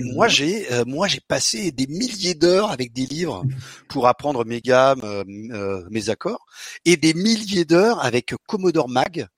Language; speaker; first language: French; early bilingual, other home language; Portuguese